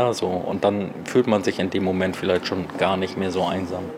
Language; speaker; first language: German; native; German